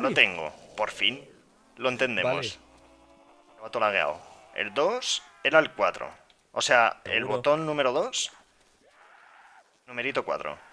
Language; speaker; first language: Spanish; native; Spanish